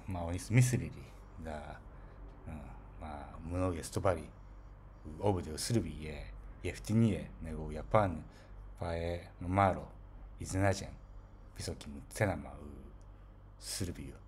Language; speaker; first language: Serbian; non-native, fluent; Japanese